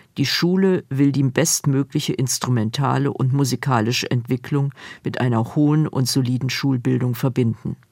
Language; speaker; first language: German; native; German